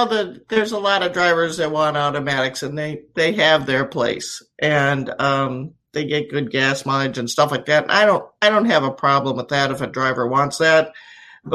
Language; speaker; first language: English; native; English